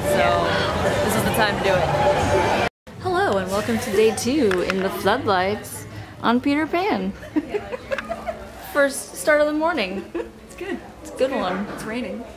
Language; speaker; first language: English; native; English